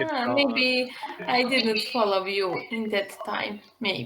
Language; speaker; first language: English; non-native, learner; Serbian